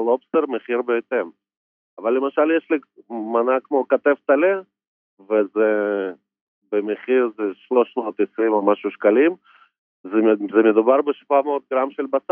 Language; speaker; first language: Hebrew; non-native, fluent; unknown